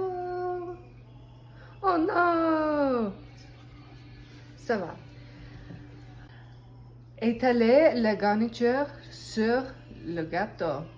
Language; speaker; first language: French; non-native, learner; English